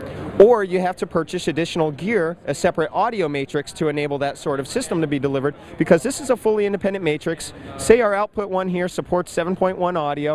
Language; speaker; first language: English; native; English